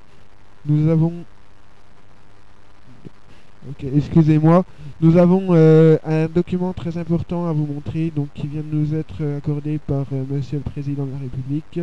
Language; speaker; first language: French; native; French